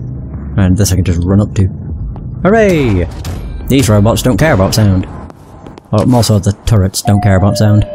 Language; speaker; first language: English; native; English